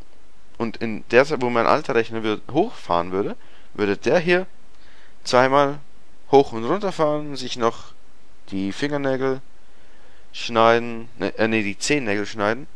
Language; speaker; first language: German; native; German